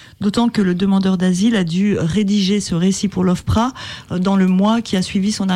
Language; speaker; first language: French; native; French